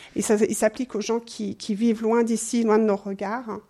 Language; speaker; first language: French; non-native, fluent; English